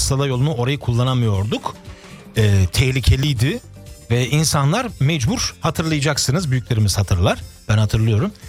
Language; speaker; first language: Turkish; early bilingual, heritage; Turkish